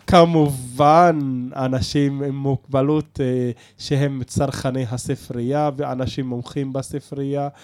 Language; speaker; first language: Hebrew; non-native, local second language; Arabic